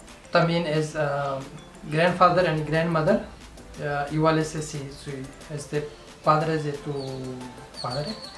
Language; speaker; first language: Spanish; non-native, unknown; Urdu